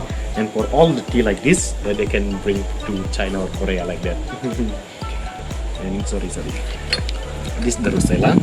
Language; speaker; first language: English; non-native, learner; Indonesian